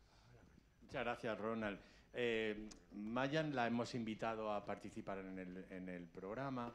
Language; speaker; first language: Spanish; native; Spanish